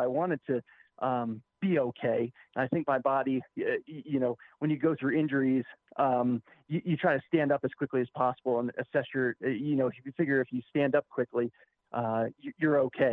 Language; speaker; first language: English; native; English